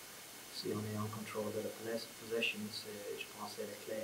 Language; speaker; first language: French; non-native, fluent; English